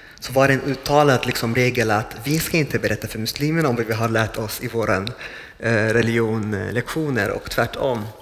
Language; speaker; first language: Swedish; non-native, fluent; Arabic